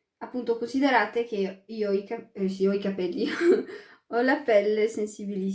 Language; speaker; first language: Italian; early bilingual, other home language; Arabic